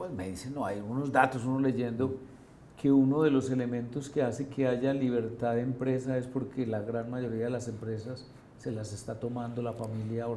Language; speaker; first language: Spanish; native; Spanish